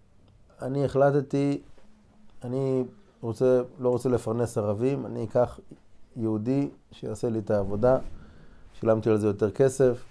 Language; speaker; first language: Hebrew; non-native, fluent; English